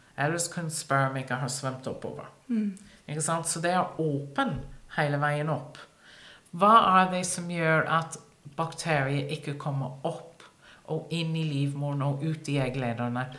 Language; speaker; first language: Norwegian; non-native, fluent; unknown